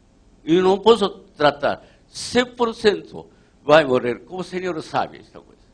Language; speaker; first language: Portuguese; non-native, learner; Japanese